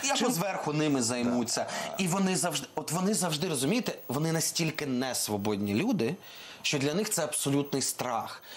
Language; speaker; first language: Ukrainian; non-native, local second language; Russian